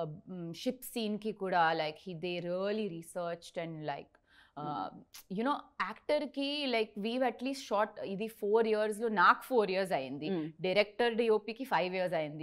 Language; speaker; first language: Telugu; non-native, learner; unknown